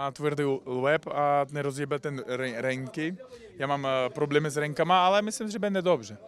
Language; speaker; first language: Polish; non-native, learner; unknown